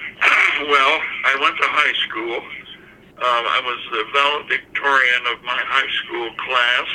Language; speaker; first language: English; native; English